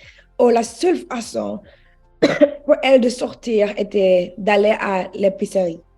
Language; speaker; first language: French; non-native, learner; English